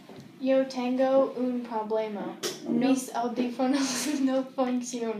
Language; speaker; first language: Spanish; non-native, learner; English